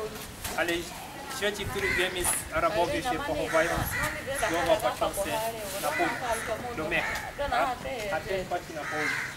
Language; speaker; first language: Polish; non-native, learner; Swahili